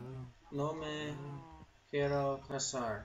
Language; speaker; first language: Spanish; non-native, learner; English